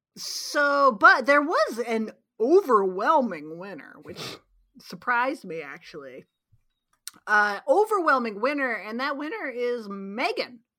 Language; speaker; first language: English; native; English